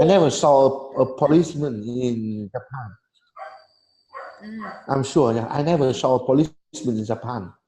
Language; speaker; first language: English; non-native, learner; Vietnamese